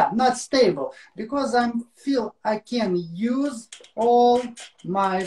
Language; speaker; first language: English; non-native, learner; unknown